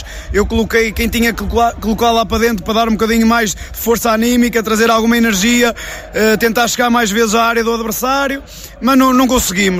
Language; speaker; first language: Portuguese; native; Portuguese